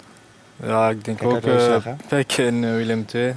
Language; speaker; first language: Dutch; non-native, fluent; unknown